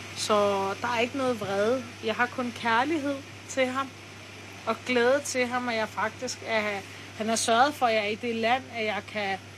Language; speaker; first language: Danish; early bilingual, other home language; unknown